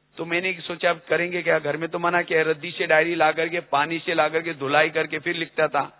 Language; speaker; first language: Hindi; non-native, local second language; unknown